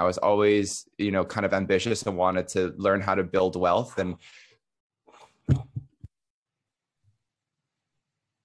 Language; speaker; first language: English; native; English